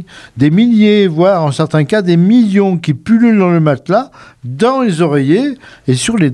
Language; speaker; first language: French; native; French